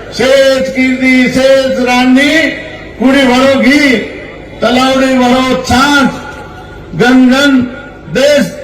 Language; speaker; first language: Marathi; non-native, local second language; Lambadi